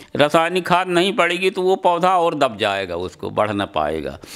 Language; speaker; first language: Hindi; native; Hindi